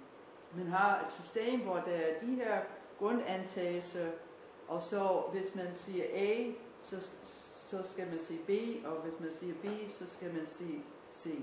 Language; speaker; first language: Danish; non-native, fluent; English